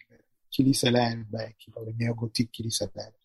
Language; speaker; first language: Turkish; non-native, fluent; Italian